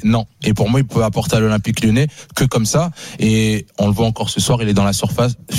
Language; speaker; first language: French; native; French